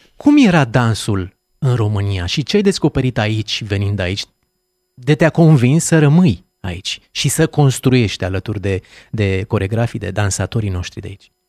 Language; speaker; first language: Romanian; native; Romanian